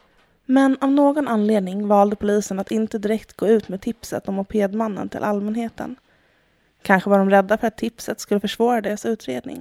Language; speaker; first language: Swedish; native; Swedish